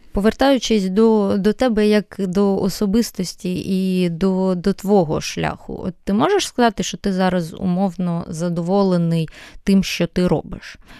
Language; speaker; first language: Ukrainian; native; Ukrainian